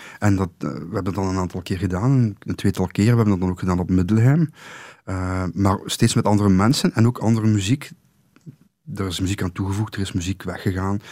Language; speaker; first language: Dutch; native; Dutch